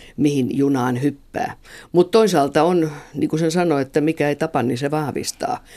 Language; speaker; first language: Finnish; native; Finnish